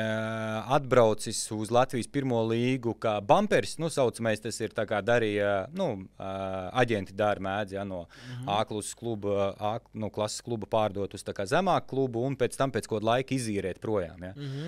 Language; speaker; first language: Latvian; native; Latvian